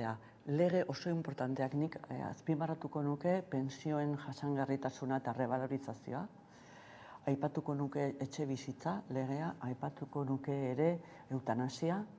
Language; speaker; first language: Basque; non-native, local second language; Spanish